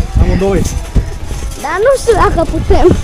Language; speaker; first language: Romanian; native; Romanian